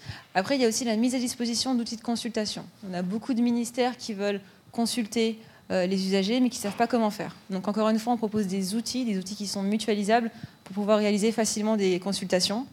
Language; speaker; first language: French; native; French